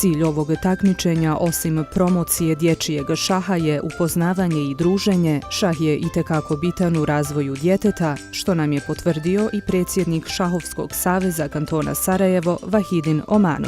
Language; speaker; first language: Bosnian; native; Bosnian